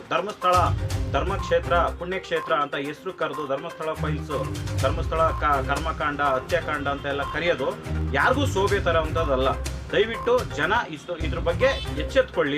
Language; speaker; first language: Kannada; native; Kannada